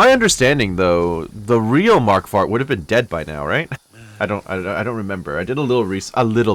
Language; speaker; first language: English; native; English